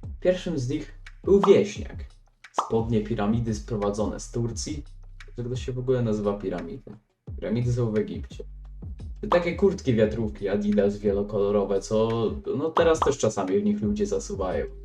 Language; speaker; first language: Polish; native; Polish